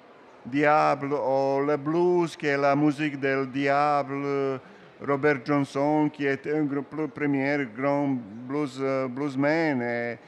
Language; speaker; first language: French; non-native, learner; Serbian